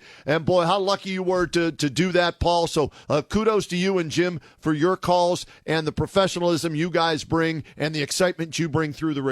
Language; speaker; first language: English; native; English